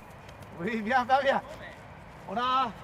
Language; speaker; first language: French; non-native, fluent; English